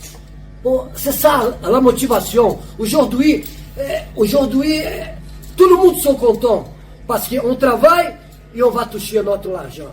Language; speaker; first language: French; non-native, fluent; Portuguese